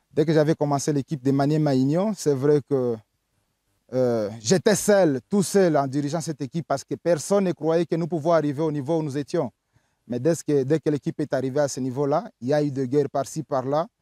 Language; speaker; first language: French; non-native, local second language; Swahili